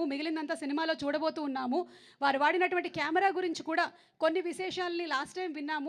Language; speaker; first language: Telugu; native; Telugu